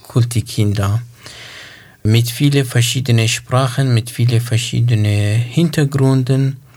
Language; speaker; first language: German; non-native, learner; Kurdish